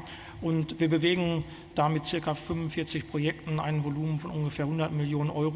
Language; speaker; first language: German; native; German